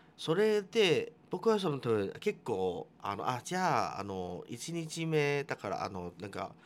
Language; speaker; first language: Japanese; non-native, fluent; Chinese